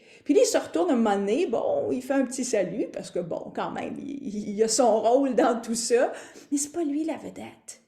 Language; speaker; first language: French; native; French